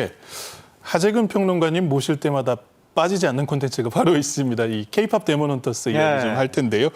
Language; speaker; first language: Korean; native; Korean